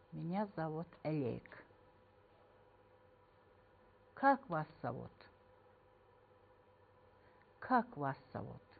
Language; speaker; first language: Russian; non-native, fluent; Mongolian